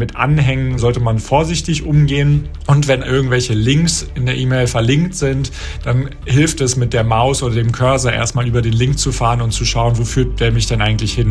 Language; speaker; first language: German; native; German